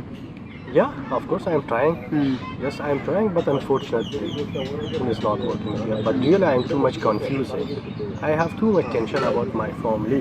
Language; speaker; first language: English; non-native, learner; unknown